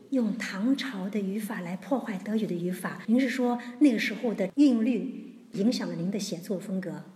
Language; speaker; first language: Chinese; native; Chinese